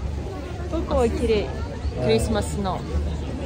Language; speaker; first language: Japanese; non-native, learner; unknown